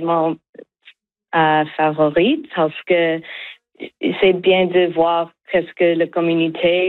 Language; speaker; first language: French; non-native, learner; English